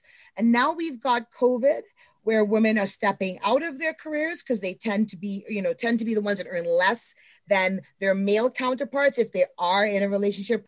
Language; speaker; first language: English; native; English